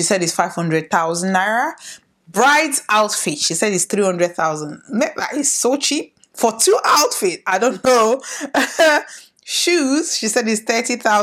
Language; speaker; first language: English; non-native, local second language; Igbo